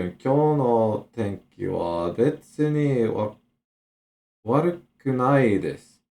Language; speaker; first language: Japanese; non-native, learner; English